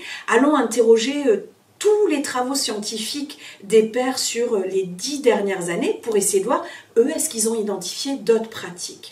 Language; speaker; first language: French; native; French